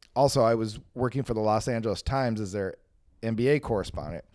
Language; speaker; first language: English; native; English